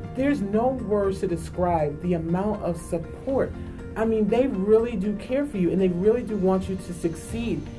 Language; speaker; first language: English; native; English